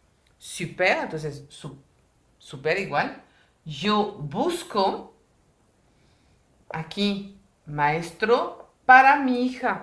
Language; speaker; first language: Spanish; non-native, fluent; French